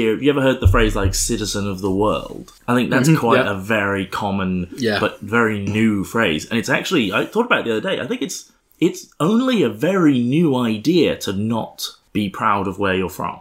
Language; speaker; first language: English; native; English